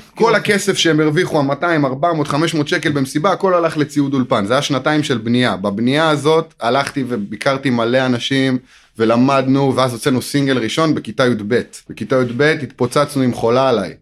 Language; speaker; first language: Hebrew; native; Hebrew